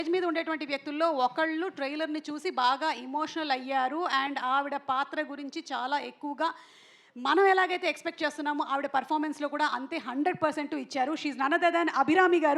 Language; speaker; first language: Telugu; native; Telugu